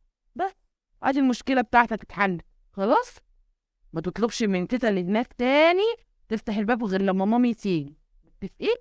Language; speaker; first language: Arabic; native; Arabic